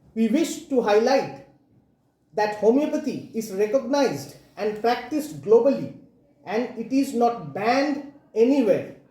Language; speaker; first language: English; non-native, local second language; Bangla